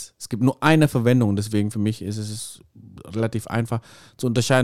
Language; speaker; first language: German; non-native, fluent; Indonesian